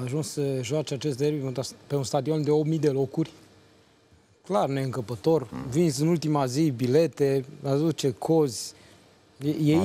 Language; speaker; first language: Romanian; native; Romanian